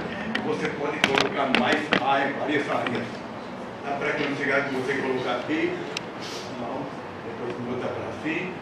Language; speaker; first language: Portuguese; non-native, fluent; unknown